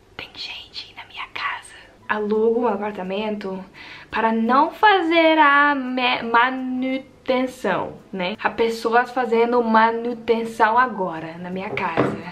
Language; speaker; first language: Portuguese; non-native, learner; Dutch